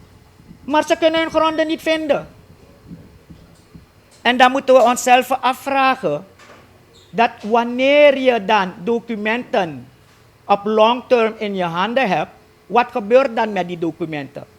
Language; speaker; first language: Dutch; native; Dutch